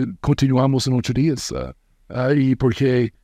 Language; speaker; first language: Spanish; non-native, fluent; English